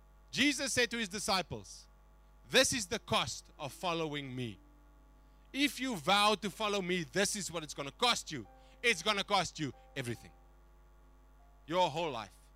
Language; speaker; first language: English; non-native, local second language; Afrikaans